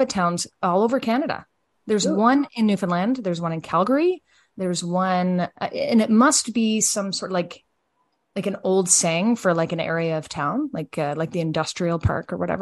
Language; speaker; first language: English; native; English